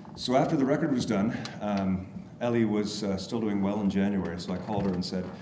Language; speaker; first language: English; native; English